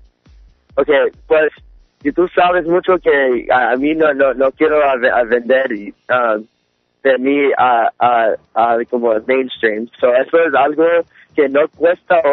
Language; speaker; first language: Spanish; early bilingual, heritage; English